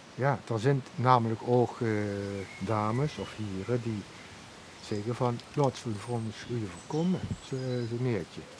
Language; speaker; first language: Dutch; native; Dutch